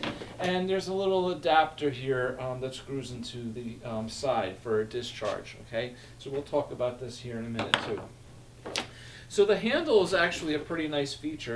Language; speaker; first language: English; native; English